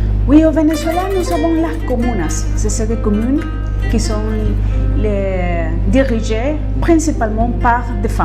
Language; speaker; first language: French; non-native, fluent; Spanish